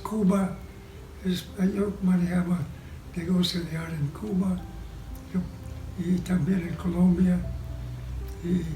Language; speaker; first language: Spanish; non-native, fluent; English